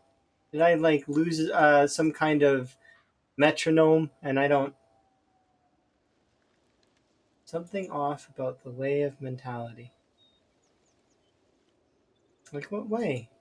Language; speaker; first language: English; native; English